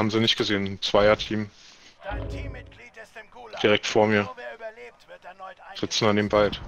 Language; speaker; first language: German; native; German